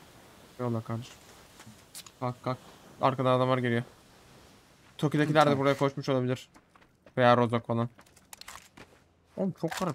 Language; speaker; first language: Turkish; native; Turkish